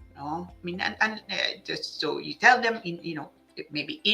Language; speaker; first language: English; non-native, local second language; Filipino